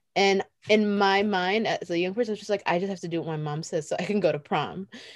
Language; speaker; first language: English; native; English